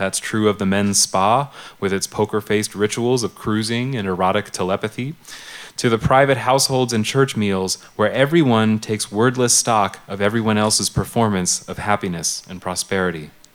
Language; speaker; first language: English; native; English